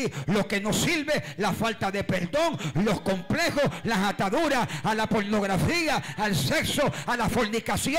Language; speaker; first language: Spanish; native; Spanish